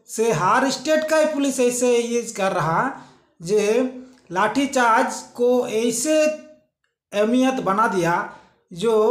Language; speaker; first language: Hindi; non-native, local second language; Santali